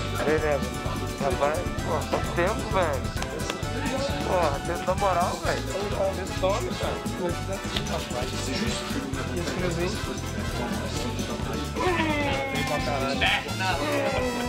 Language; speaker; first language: Portuguese; native; Portuguese